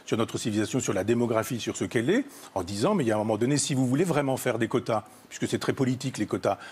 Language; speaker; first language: French; native; French